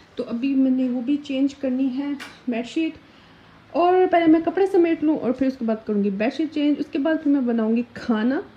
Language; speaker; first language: Urdu; native; Urdu